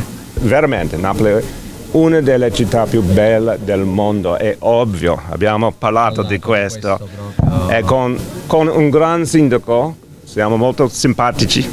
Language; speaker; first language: Italian; non-native, fluent; English